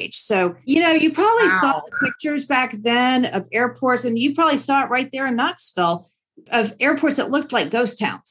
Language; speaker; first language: English; native; English